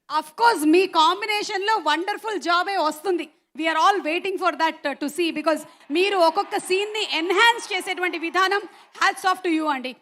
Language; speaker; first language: Telugu; native; Telugu